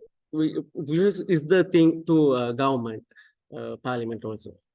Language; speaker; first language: English; non-native, local second language; Sinhala